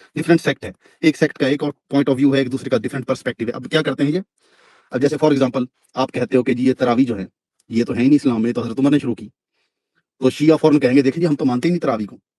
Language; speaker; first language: Urdu; native; Urdu